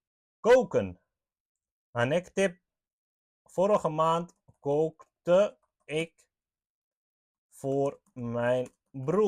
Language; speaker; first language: Dutch; non-native, fluent; Arabic